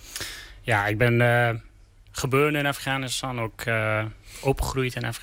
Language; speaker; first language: Dutch; non-native, learner; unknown